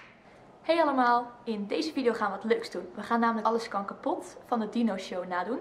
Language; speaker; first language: Dutch; native; Dutch